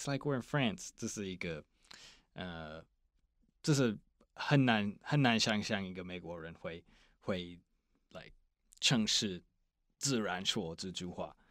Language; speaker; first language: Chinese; non-native, fluent; English